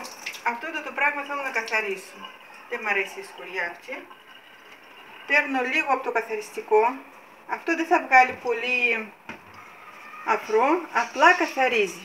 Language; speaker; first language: Greek; non-native, fluent; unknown